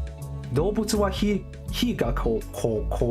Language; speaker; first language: Japanese; non-native, learner; English